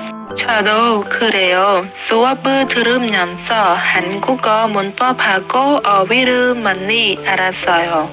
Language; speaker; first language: Korean; non-native, learner; Khmer